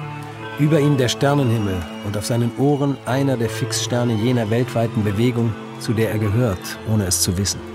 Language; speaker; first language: German; native; German